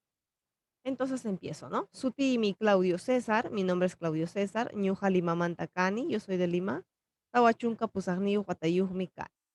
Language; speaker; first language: Spanish; non-native, local second language; Quechua